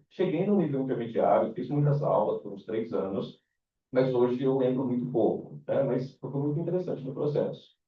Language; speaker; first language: Portuguese; native; Portuguese